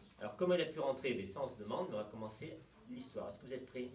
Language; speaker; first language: French; native; French